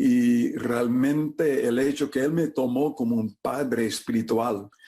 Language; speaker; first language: Spanish; non-native, fluent; English